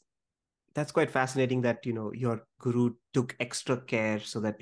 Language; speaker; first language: English; non-native, local second language; Malayalam